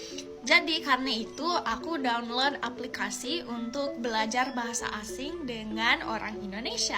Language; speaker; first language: Indonesian; non-native, fluent; English